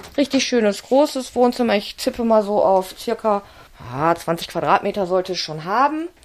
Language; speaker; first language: German; native; German